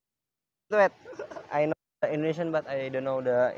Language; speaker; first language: English; non-native, learner; Indonesian